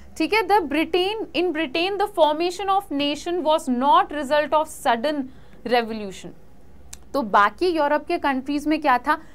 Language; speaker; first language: Hindi; native; Hindi